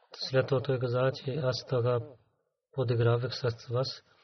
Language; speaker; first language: Bulgarian; non-native, learner; Urdu